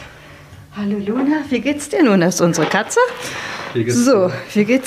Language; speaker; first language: German; native; German